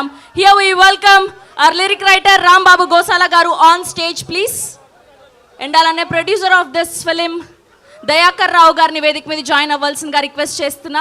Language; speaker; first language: Telugu; native; Telugu